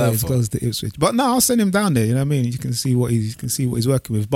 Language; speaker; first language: English; native; English